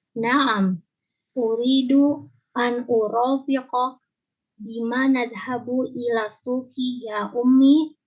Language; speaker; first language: Arabic; non-native, learner; Indonesian